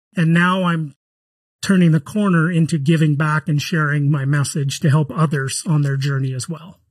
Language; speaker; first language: English; native; English